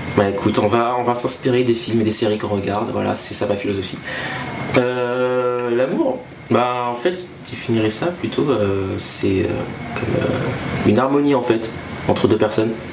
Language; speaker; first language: French; non-native, local second language; Malagasy